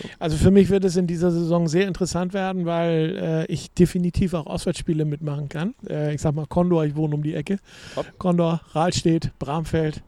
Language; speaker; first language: German; native; German